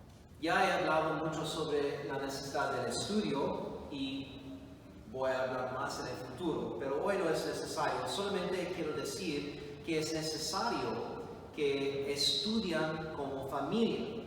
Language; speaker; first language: Spanish; non-native, fluent; English